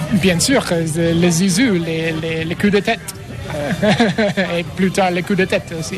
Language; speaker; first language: French; non-native, learner; English